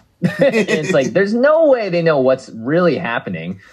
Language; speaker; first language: English; native; English